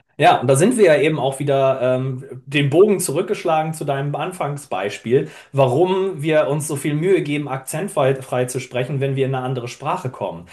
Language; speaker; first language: German; native; German